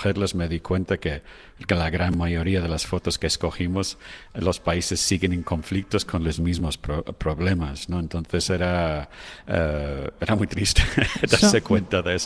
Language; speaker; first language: Spanish; non-native, fluent; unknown